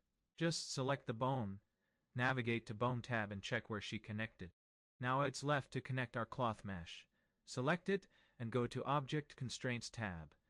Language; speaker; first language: English; non-native, fluent; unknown